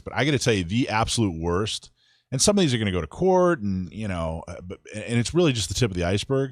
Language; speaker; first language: English; native; English